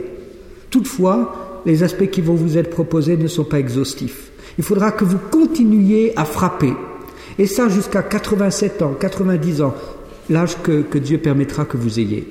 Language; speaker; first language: French; native; French